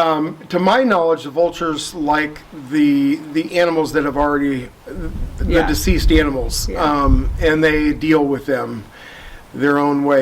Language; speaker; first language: English; native; English